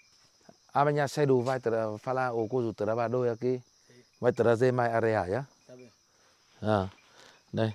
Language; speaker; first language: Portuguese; non-native, learner; Vietnamese